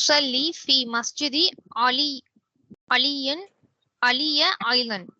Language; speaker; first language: Arabic; non-native, learner; Tamil